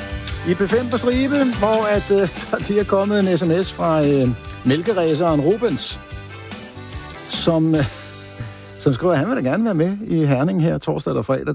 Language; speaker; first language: Danish; native; Danish